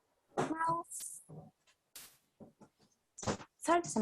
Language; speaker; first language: English; non-native, fluent; Japanese